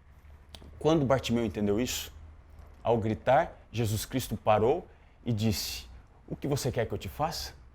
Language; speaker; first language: Portuguese; native; Portuguese